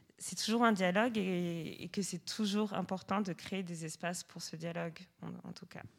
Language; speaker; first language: French; early bilingual, other home language; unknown